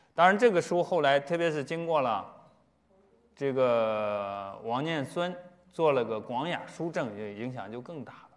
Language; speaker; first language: Chinese; native; Chinese